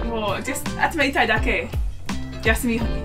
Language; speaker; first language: Japanese; non-native, learner; English